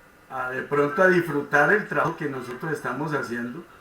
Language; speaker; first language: Spanish; native; Spanish